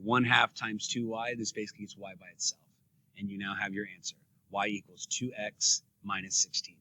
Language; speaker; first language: English; native; English